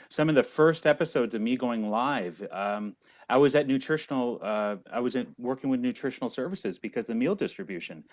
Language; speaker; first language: English; native; English